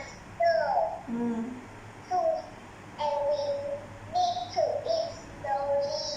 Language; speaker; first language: English; non-native, learner; Malay